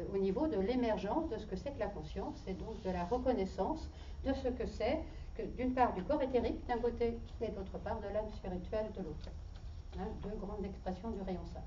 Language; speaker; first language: French; native; French